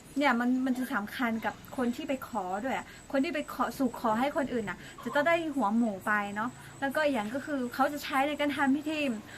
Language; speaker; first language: Thai; non-native, local second language; S'gaw Karen